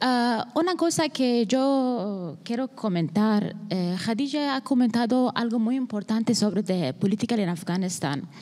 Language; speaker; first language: Spanish; non-native, learner; Persian